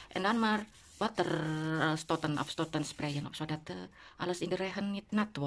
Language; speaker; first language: Dutch; non-native, learner; Indonesian